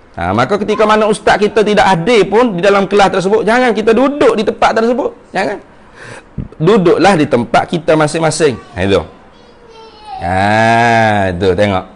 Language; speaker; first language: Malay; native; Malay